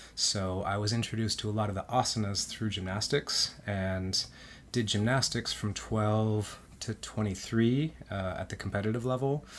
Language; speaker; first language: English; early bilingual, heritage; Spanish